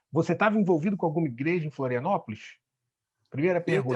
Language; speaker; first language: Portuguese; native; Portuguese